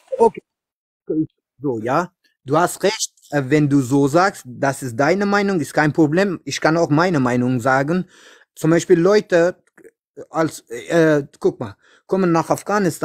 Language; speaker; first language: German; non-native, learner; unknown